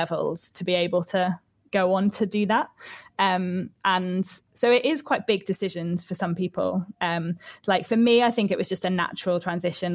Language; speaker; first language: English; native; English